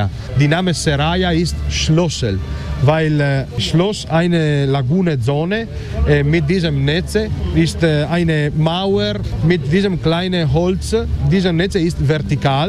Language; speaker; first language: German; non-native, learner; Italian